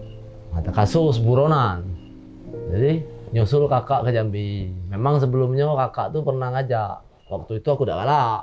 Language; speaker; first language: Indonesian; non-native, local second language; Malay